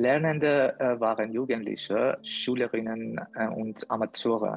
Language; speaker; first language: German; non-native, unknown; Persian